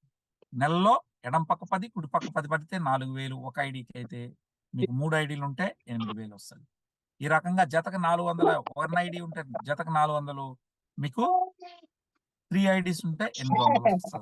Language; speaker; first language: Telugu; native; Telugu